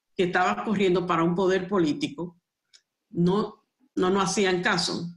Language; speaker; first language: Spanish; early bilingual, heritage; Spanish